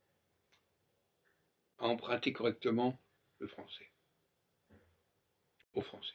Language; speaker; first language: French; native; French